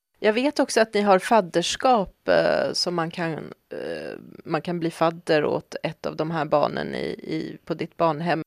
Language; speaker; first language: Swedish; native; Swedish